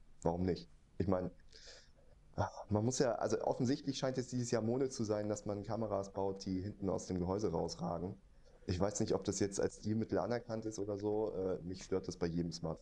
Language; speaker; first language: German; native; German